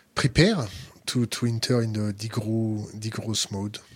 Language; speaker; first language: English; non-native, learner; French